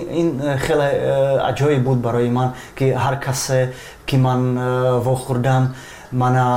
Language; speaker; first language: Tajik; non-native, fluent; Czech